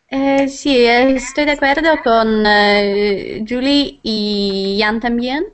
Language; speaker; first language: Spanish; non-native, fluent; Lithuanian